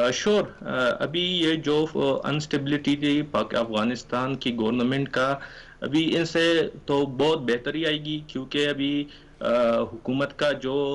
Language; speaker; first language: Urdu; non-native, fluent; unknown